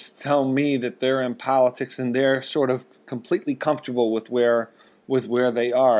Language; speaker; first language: English; native; English